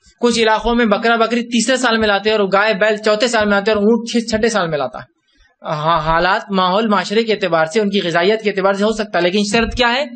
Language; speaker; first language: Urdu; native; Urdu